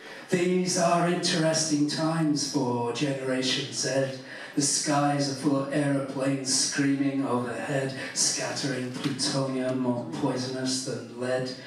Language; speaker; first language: English; native; English